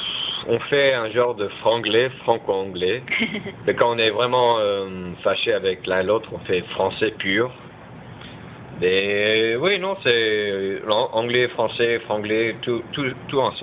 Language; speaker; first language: French; early bilingual, heritage; French